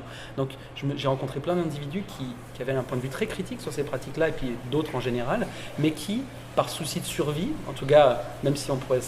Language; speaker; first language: French; native; French